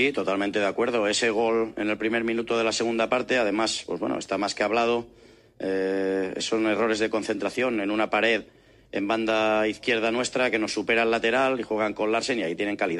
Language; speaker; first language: Spanish; native; Spanish